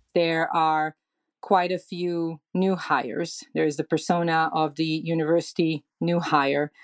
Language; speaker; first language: English; non-native, fluent; Serbian